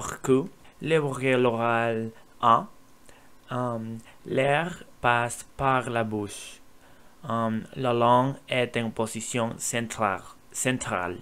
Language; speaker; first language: French; non-native, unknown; Spanish